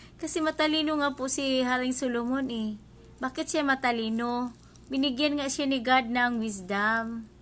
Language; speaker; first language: Filipino; non-native, local second language; Cebuano